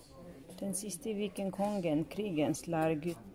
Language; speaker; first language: Norwegian; non-native, learner; Cebuano